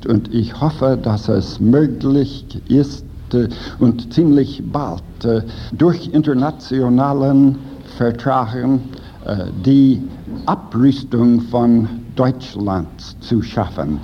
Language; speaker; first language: German; non-native, fluent; English